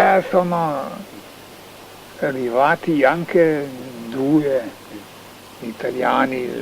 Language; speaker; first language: Italian; non-native, learner; Slovenian